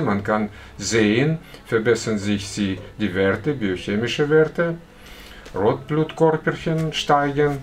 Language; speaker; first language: German; non-native, fluent; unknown